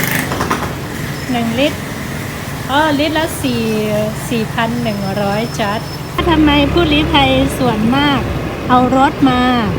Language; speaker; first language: Thai; non-native, fluent; Shan